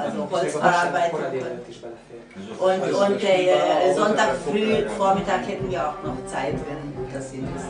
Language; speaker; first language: German; non-native, fluent; Hungarian